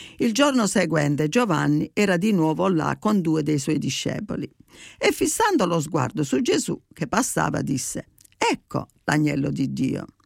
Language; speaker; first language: Italian; early bilingual, heritage; Italian